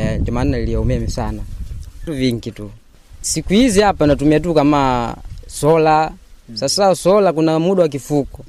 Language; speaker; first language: Swahili; non-native, local second language; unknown